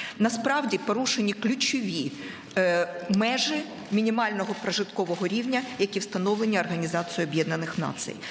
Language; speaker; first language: Ukrainian; non-native, local second language; Russian